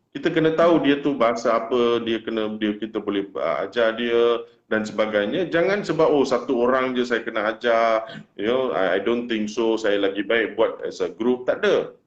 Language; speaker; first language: Malay; non-native, local second language; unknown